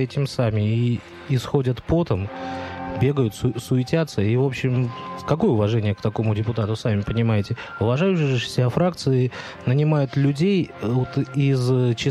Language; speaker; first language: Russian; native; Russian